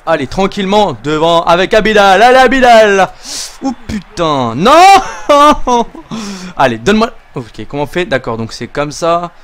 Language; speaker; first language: French; native; French